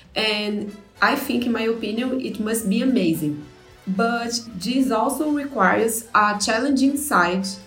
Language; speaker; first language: English; non-native, fluent; Portuguese